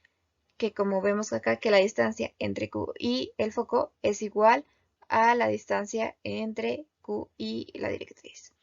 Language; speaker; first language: Spanish; native; Spanish